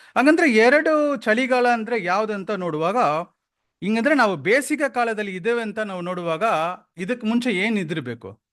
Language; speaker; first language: Kannada; non-native, local second language; Tamil